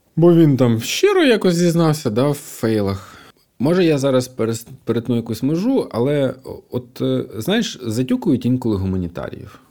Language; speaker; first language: Ukrainian; non-native, local second language; Russian